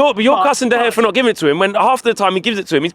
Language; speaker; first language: English; native; English